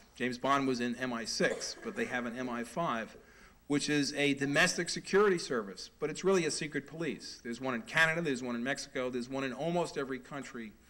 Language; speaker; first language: English; native; English